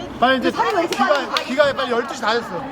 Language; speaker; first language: Korean; native; Korean